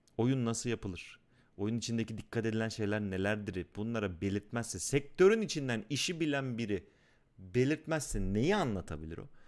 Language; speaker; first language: Turkish; native; Turkish